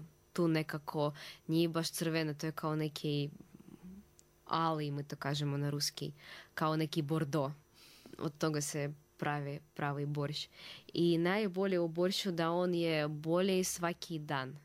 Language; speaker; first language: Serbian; non-native, fluent; Russian